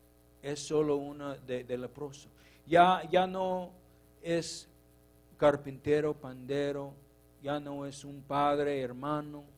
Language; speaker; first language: Spanish; non-native, learner; English